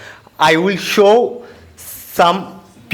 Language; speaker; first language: English; non-native, learner; Bangla